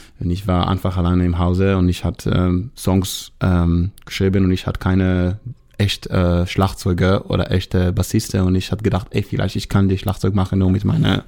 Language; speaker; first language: German; non-native, learner; Hebrew